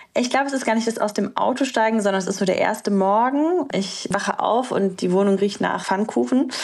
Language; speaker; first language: German; early bilingual, other home language; Romanian